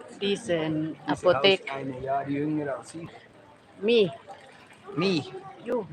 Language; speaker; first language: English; non-native, learner; Thai